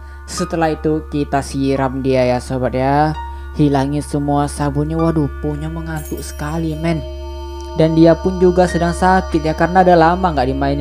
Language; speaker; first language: Indonesian; native; Indonesian